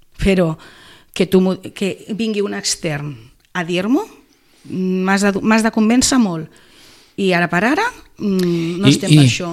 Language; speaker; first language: Catalan; native; Catalan